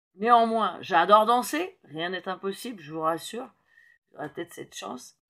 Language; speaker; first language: French; native; French